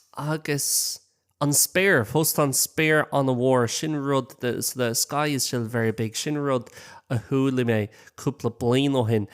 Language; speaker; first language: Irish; non-native, local second language; English